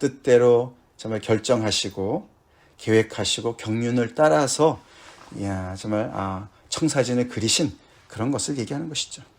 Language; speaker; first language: Korean; native; Korean